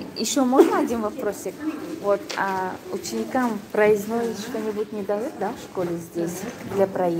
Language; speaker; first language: Russian; non-native, fluent; Tajik